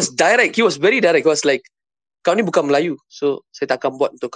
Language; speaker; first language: English; non-native, local second language; Tamil